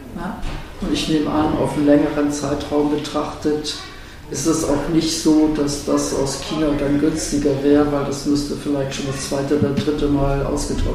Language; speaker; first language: German; native; German